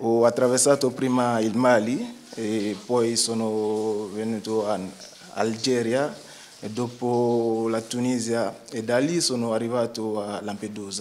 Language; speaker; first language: Italian; non-native, learner; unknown